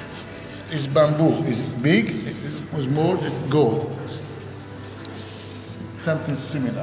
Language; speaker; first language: English; non-native, learner; Arabic